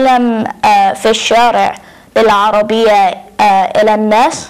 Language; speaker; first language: Arabic; non-native, learner; English